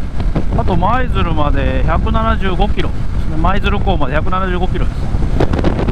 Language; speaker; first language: Japanese; native; Japanese